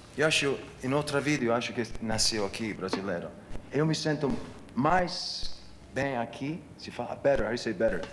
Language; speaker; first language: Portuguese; non-native, learner; English